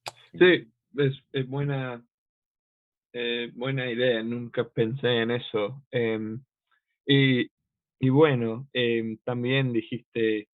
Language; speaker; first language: Spanish; non-native, fluent; English